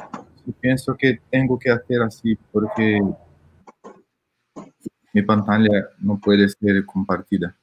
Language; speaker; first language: Spanish; non-native, fluent; Portuguese